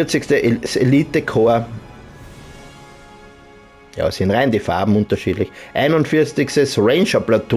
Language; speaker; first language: German; native; German